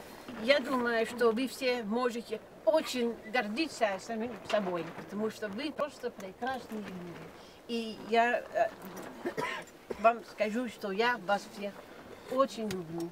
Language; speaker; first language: Russian; non-native, fluent; Dutch